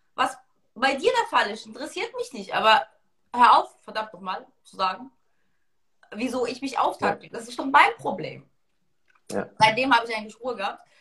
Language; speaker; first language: German; early bilingual, other home language; Russian